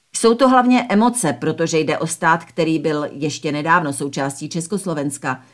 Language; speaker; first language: Czech; early bilingual, other home language; Slovak